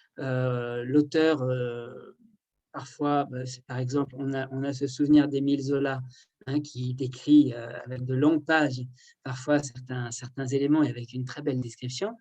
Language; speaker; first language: French; native; French